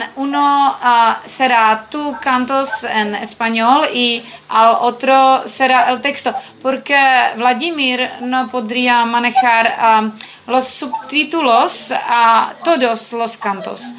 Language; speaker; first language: Spanish; non-native, learner; Czech